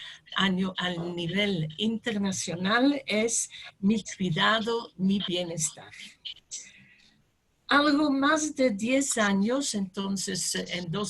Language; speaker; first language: Spanish; non-native, fluent; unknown